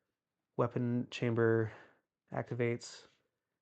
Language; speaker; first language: English; native; English